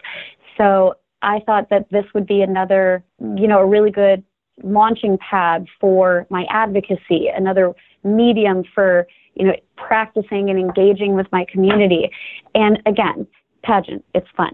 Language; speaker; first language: English; native; English